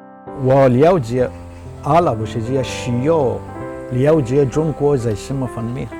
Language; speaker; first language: Chinese; non-native, fluent; Arabic